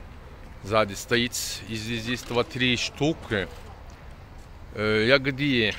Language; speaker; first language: Russian; non-native, learner; Turkish